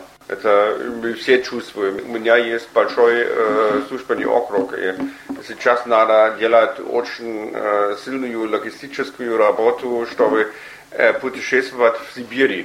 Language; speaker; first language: Russian; non-native, fluent; German